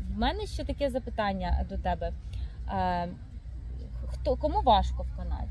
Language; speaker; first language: Ukrainian; native; Ukrainian